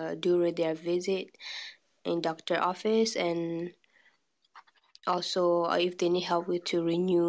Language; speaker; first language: English; non-native, fluent; Burmese